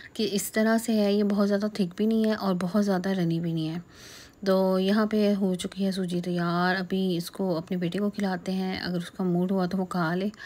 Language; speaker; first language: Urdu; native; Urdu